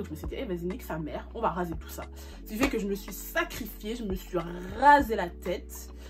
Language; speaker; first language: French; early bilingual, other home language; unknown